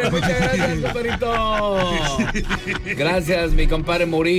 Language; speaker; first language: Spanish; native; Spanish